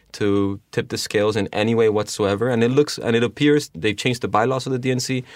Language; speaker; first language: English; early bilingual, other home language; Spanish